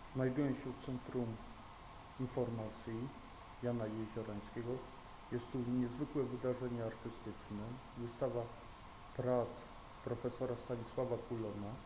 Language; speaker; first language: Polish; native; Polish